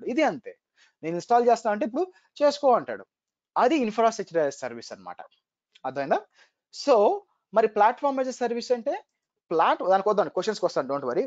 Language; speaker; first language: Telugu; native; Telugu